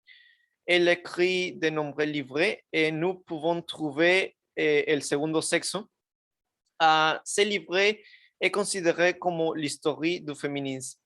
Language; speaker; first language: French; non-native, learner; Spanish